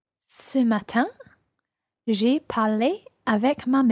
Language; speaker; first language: French; non-native, learner; English